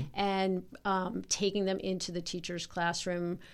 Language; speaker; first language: English; native; English